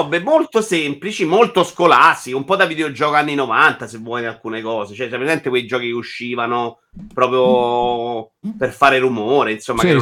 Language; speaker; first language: Italian; native; Italian